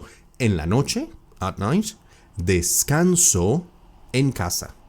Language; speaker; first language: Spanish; non-native, fluent; English